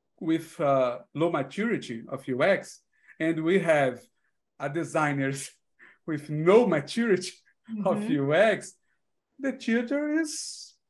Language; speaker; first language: English; non-native, learner; Portuguese